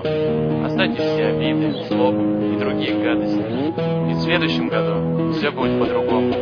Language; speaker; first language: Russian; native; Russian